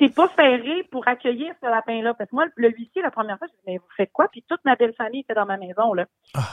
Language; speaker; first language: French; native; French